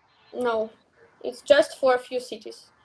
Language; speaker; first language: English; non-native, learner; Russian